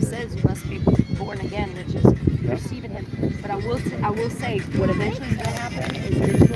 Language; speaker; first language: English; native; English